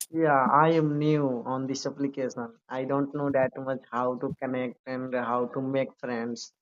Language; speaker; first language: English; non-native, learner; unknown